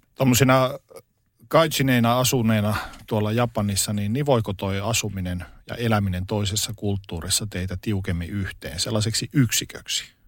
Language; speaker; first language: Finnish; native; Finnish